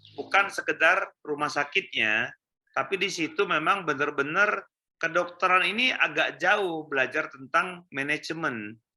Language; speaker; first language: Indonesian; native; Indonesian